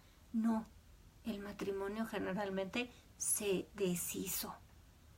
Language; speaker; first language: Spanish; native; Spanish